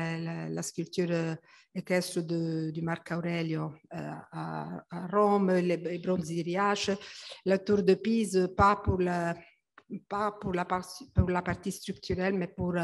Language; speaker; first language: French; non-native, fluent; Italian